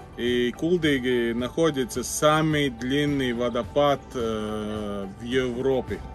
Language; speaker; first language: Russian; non-native, fluent; Latvian